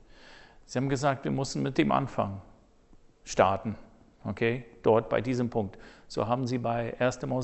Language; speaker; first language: German; non-native, fluent; English